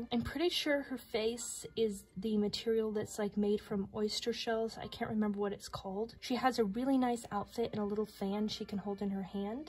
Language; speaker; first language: English; native; English